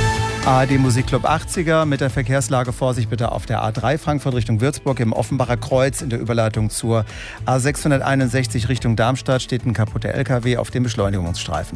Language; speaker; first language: German; native; German